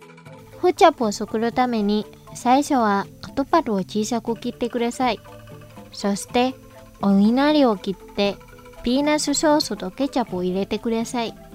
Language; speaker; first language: Japanese; non-native, fluent; Indonesian